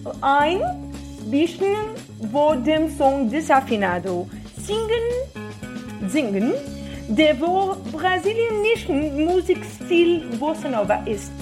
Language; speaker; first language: German; non-native, learner; Portuguese